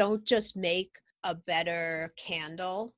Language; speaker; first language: English; native; English